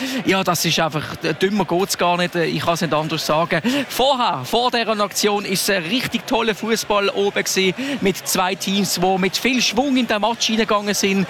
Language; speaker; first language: German; native; German